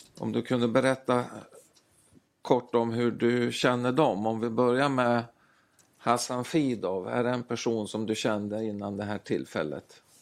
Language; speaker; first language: Swedish; native; Swedish